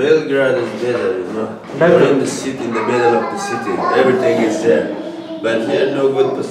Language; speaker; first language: English; non-native, learner; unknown